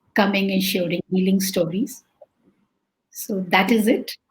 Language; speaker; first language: English; non-native, local second language; Hindi